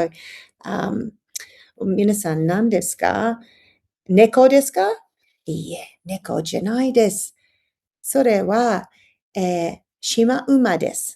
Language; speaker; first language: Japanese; non-native, learner; English